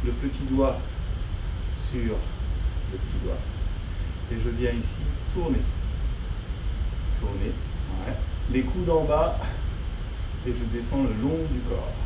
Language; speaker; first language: French; native; French